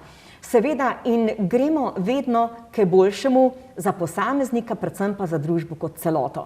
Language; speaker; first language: Slovenian; native; Slovenian